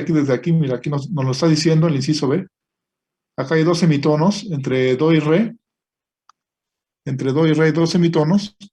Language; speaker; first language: Spanish; native; Spanish